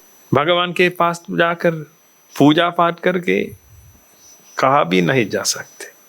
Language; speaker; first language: Hindi; non-native, fluent; Sinhala